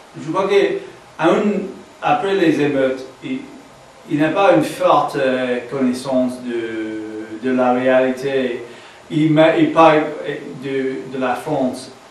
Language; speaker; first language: French; non-native, learner; English